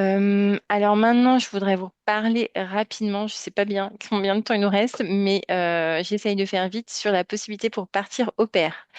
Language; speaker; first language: French; native; French